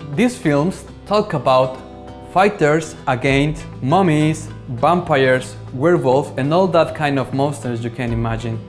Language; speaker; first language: English; non-native, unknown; Spanish